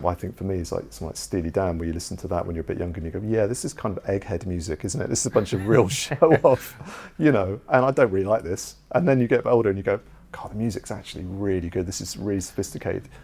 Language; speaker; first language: English; native; English